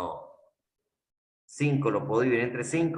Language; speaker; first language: Spanish; native; Spanish